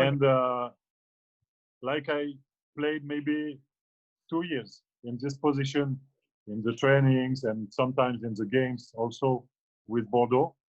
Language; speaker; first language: English; non-native, fluent; French